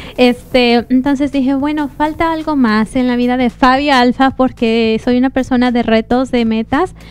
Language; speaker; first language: Spanish; native; Spanish